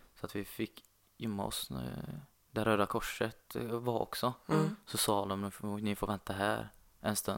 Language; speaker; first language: Swedish; non-native, fluent; Arabic